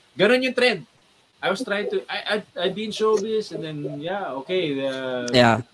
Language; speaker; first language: Filipino; native; Filipino